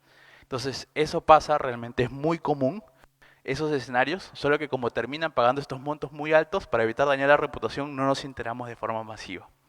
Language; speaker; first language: Spanish; native; Spanish